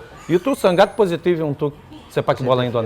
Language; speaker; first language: Indonesian; non-native, fluent; Portuguese